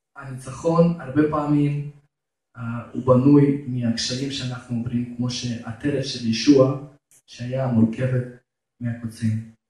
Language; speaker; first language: Hebrew; non-native, fluent; Russian